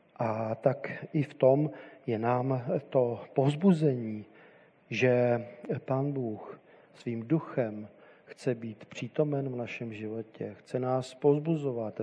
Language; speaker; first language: Czech; native; Czech